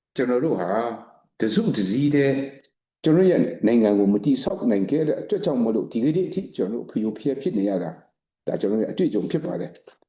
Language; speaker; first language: Burmese; non-native, local second language; Kachin